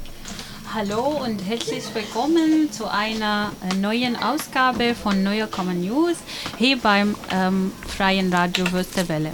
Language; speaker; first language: German; non-native, learner; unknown